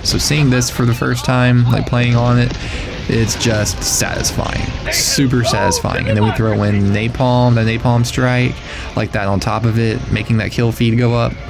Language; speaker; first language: English; native; English